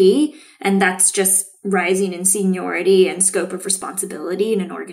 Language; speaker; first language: English; native; English